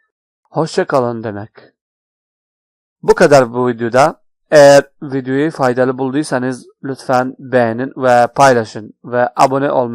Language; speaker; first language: Turkish; non-native, fluent; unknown